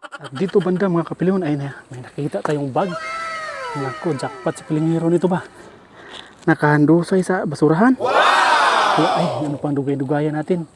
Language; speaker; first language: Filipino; non-native, local second language; Cebuano